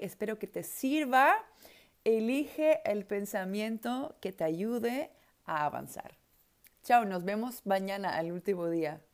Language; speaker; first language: Spanish; non-native, fluent; Dutch